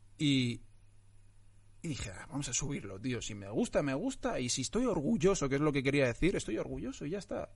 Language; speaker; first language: Spanish; early bilingual, other home language; Arabic